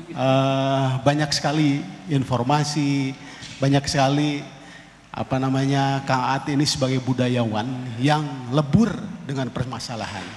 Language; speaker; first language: Indonesian; non-native, local second language; Sundanese